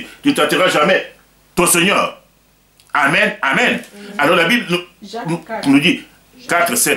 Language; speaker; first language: French; non-native, local second language; Lingala